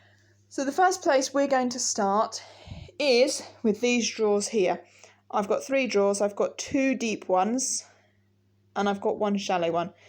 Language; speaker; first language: English; native; English